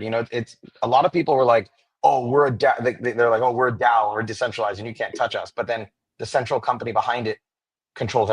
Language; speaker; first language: English; native; English